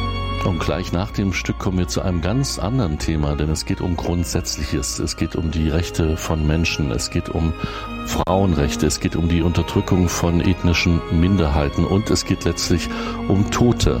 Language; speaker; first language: German; native; German